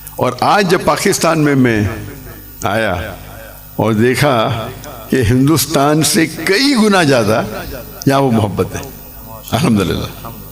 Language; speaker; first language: Urdu; non-native, local second language; English